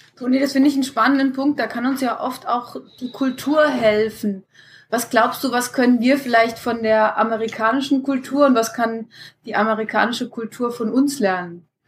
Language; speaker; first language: German; native; German